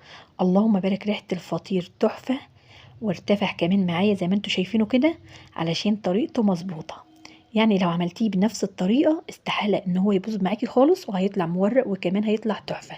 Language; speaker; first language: Arabic; native; Arabic